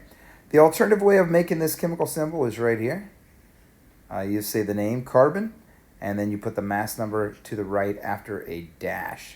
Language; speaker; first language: English; native; English